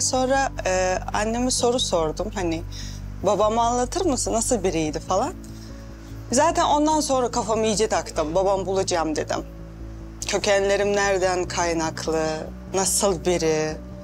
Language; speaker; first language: Turkish; non-native, fluent; Russian